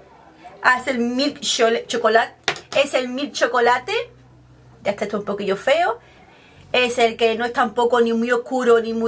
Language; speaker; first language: Spanish; native; Spanish